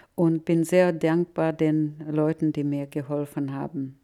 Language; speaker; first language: German; non-native, fluent; Russian